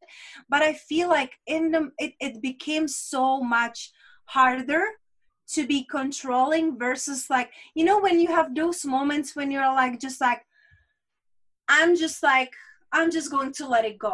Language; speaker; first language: English; non-native, fluent; Czech